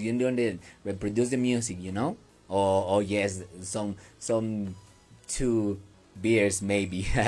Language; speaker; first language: English; non-native, learner; Spanish